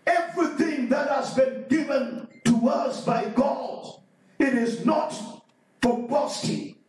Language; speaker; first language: English; non-native, local second language; Swahili